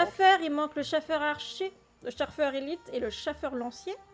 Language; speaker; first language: French; native; French